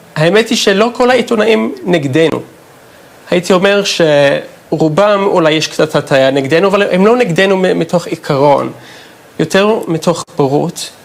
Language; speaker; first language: Hebrew; non-native, fluent; English